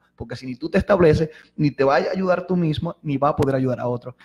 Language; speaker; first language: Spanish; native; Spanish